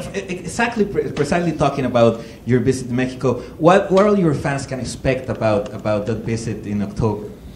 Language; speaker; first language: English; non-native, fluent; Spanish